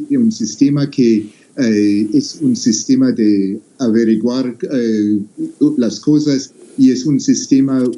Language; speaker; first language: Spanish; non-native, fluent; English